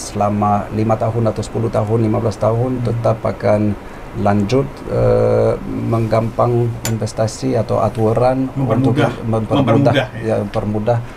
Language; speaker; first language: Indonesian; non-native, fluent; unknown